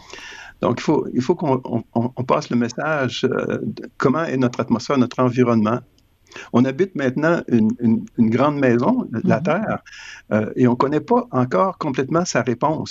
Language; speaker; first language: French; native; French